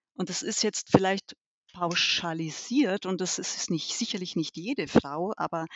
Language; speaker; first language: German; early bilingual, other home language; Albanian